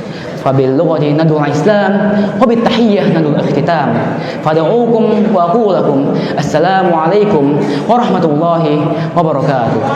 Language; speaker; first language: Arabic; non-native, learner; Indonesian